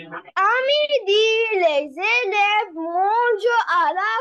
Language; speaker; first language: French; non-native, learner; Arabic